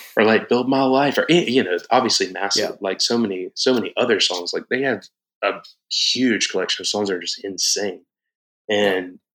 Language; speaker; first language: English; native; English